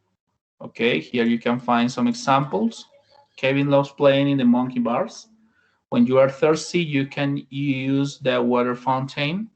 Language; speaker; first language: English; non-native, fluent; Spanish